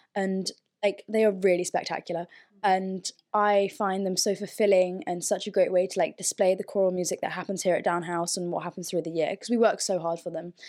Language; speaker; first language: English; early bilingual, other home language; German